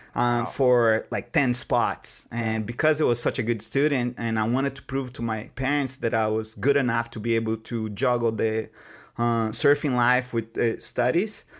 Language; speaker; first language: English; non-native, fluent; Portuguese